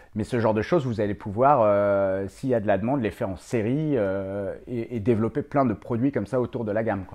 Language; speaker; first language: French; native; French